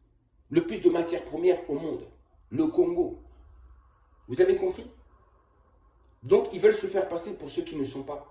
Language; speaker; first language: French; non-native, local second language; Kongo